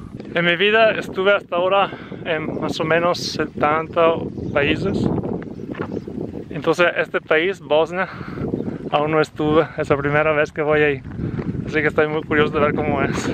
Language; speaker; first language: Spanish; non-native, fluent; Italian